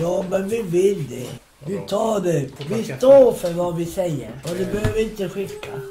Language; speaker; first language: Swedish; non-native, local second language; Romany